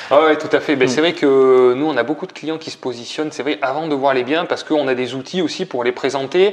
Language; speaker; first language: French; native; French